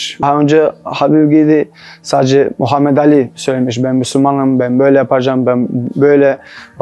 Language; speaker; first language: Turkish; non-native, learner; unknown